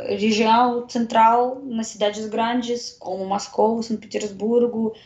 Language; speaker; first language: Portuguese; non-native, fluent; Russian